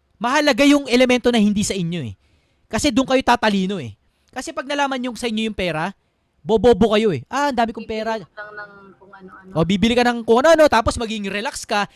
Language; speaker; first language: Filipino; native; Filipino